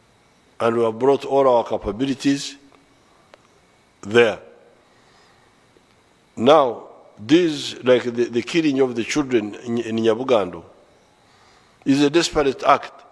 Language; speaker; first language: English; non-native, local second language; Nyankole